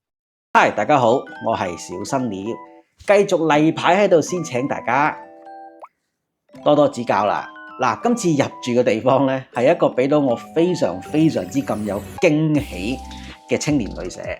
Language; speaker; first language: Cantonese; native; Cantonese